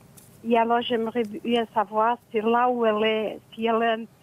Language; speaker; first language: French; early bilingual, other home language; Portuguese